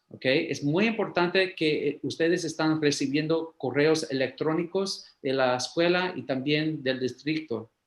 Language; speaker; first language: Spanish; early bilingual, heritage; English